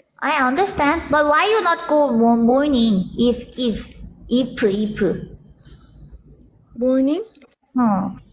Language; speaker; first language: English; non-native, learner; Thai